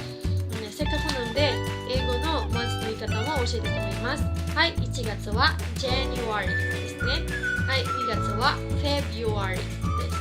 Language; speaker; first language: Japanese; non-native, fluent; Cebuano